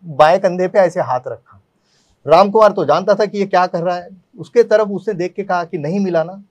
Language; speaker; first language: Hindi; native; Hindi